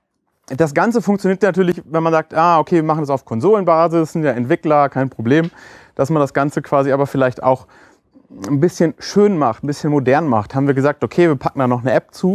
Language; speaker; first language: German; native; German